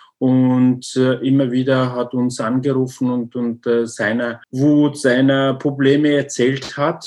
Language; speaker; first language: German; non-native, learner; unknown